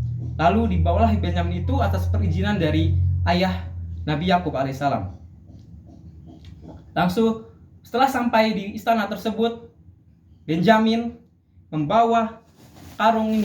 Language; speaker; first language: Indonesian; native; Indonesian